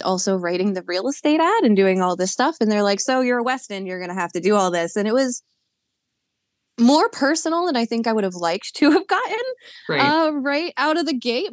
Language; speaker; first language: English; native; English